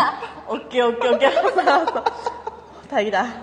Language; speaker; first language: Korean; non-native, learner; Japanese